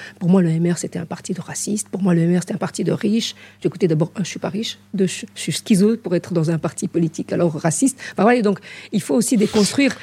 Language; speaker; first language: French; early bilingual, other home language; Arabic